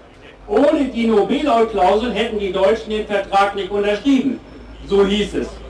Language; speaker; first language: German; native; German